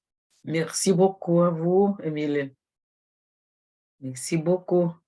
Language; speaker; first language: French; non-native, fluent; Portuguese